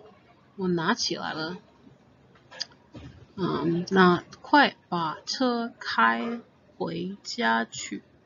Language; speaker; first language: Chinese; non-native, fluent; English